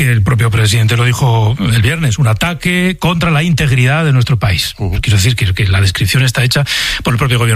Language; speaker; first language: Spanish; native; Spanish